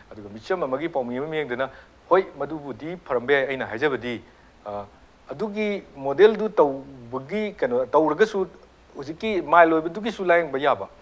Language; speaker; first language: Manipuri; native; Manipuri